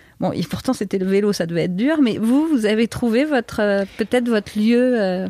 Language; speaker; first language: French; native; French